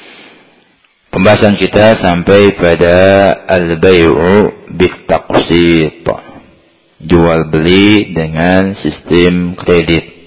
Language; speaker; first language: Indonesian; native; Indonesian